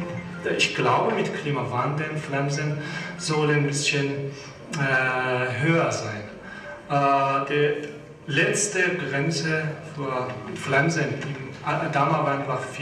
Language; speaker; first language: German; non-native, fluent; Persian